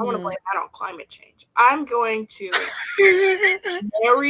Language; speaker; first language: English; native; English